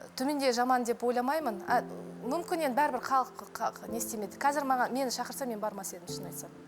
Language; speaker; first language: Kazakh; early bilingual, heritage; Kazakh